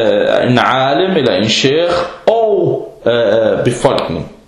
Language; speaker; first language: Danish; early bilingual, other home language; Arabic